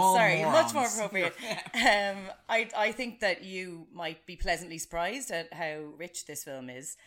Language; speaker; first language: English; native; English